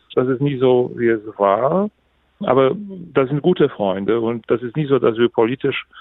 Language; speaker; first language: German; non-native, fluent; Polish